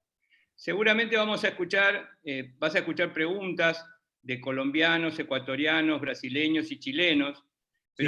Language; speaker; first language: Spanish; native; Spanish